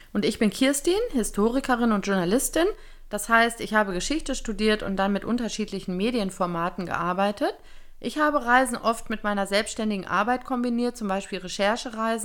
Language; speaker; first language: German; native; German